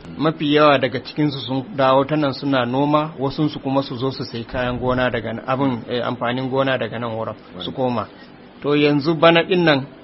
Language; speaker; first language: Hausa; native; Hausa